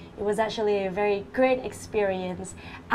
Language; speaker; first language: English; non-native, fluent; Vietnamese